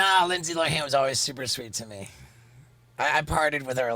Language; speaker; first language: English; native; English